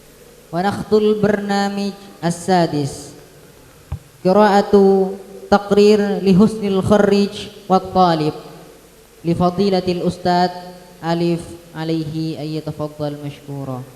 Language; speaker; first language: Arabic; non-native, learner; Indonesian